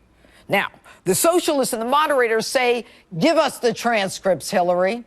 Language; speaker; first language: English; native; English